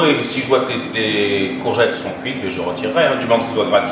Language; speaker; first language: French; native; French